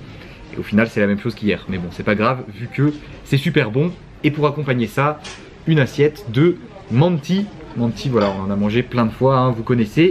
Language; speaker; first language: French; native; French